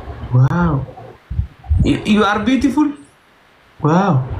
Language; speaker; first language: English; non-native, learner; Oromo